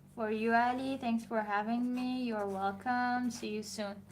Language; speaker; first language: English; non-native, fluent; Persian